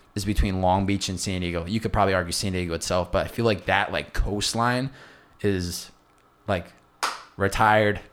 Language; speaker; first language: English; native; English